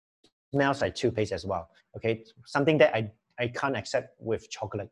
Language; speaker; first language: English; non-native, local second language; Chinese